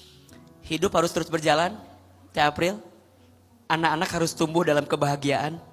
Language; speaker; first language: Indonesian; native; Indonesian